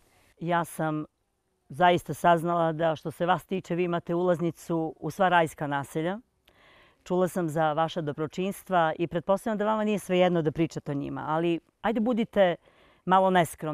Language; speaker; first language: Serbian; native; Serbian